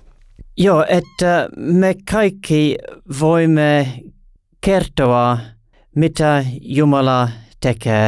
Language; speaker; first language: Finnish; non-native, learner; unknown